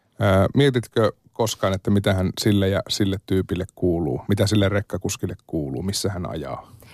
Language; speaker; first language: Finnish; native; Finnish